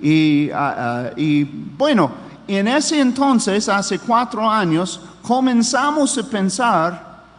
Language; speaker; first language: Spanish; non-native, fluent; English